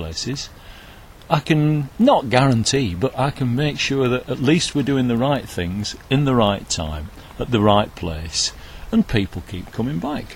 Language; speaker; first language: English; native; English